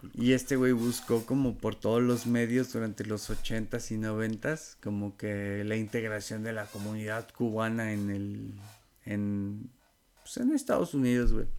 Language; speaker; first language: Spanish; native; Spanish